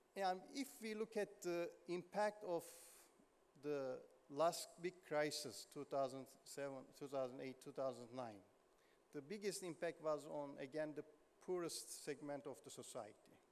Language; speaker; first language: English; non-native, fluent; Turkish